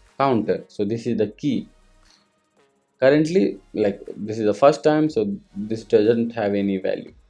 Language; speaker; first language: English; non-native, local second language; Hindi